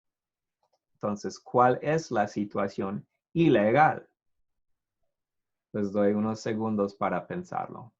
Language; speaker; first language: Spanish; non-native, fluent; English